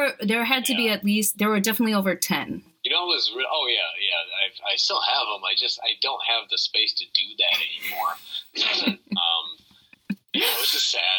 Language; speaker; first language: English; native; English